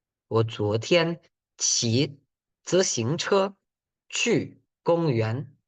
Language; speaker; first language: Chinese; non-native, fluent; Spanish